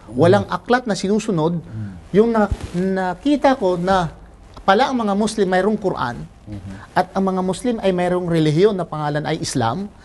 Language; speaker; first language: Filipino; non-native, local second language; Cebuano